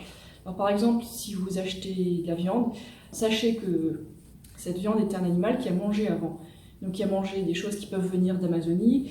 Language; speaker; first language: French; native; French